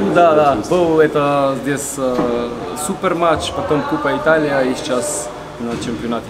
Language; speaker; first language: Russian; non-native, learner; Bulgarian